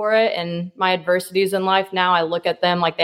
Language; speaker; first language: English; native; English